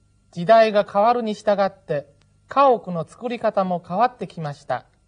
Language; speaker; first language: Japanese; non-native, fluent; Chinese